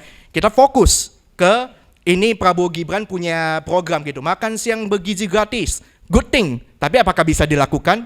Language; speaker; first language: Indonesian; native; Indonesian